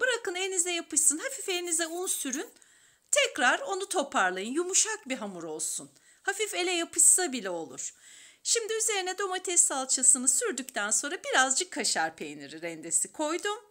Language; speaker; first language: Turkish; native; Turkish